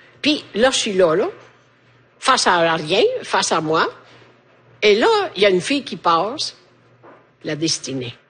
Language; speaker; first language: French; non-native, fluent; Italian